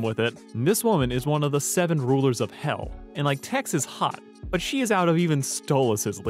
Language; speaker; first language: English; native; English